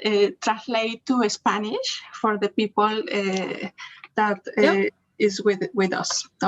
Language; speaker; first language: English; non-native, learner; Spanish